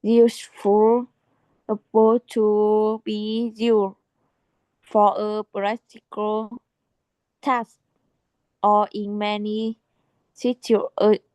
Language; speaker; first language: English; non-native, learner; Vietnamese